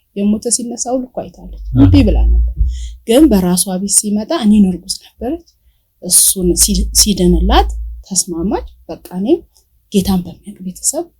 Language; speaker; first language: Amharic; native; Amharic